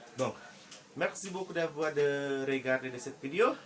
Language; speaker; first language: French; non-native, learner; Indonesian